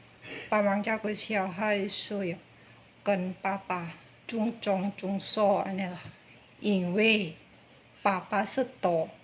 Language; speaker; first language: Chinese; non-native, learner; Indonesian